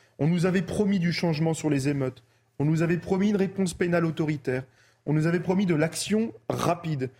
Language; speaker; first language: French; early bilingual, other home language; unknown